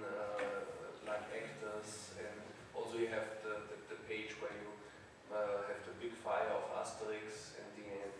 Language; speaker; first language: English; non-native, fluent; German